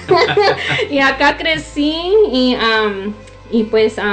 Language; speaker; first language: Spanish; native; Spanish